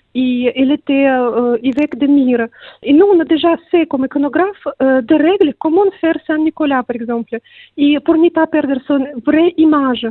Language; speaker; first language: French; non-native, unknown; Russian